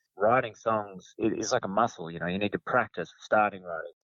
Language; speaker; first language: English; native; English